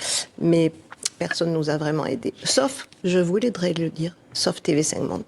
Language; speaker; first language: French; native; French